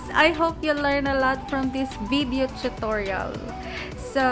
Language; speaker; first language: English; non-native, local second language; Filipino